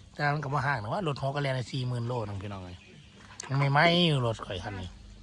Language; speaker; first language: Thai; native; Thai